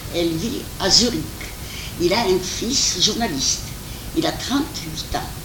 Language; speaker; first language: French; non-native, fluent; Armenian